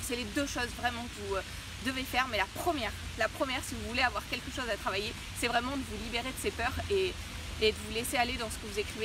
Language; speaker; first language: French; native; French